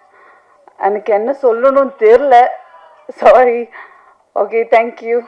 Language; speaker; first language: Tamil; non-native, learner; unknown